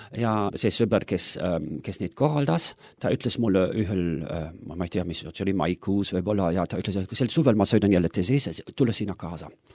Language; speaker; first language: Estonian; non-native, fluent; German